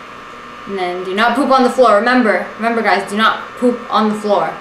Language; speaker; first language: English; native; English